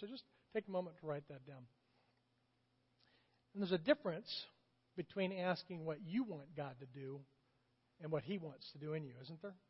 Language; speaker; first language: English; native; English